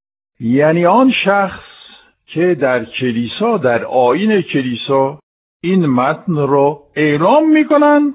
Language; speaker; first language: Persian; non-native, fluent; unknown